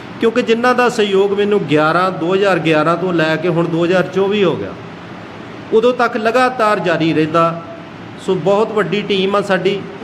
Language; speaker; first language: Punjabi; native; Punjabi